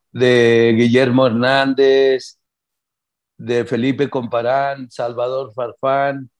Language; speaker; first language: Spanish; native; Spanish